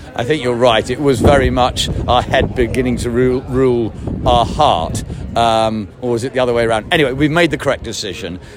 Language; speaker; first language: English; native; English